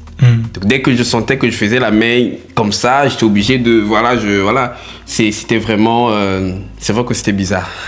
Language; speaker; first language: French; non-native, local second language; Lingala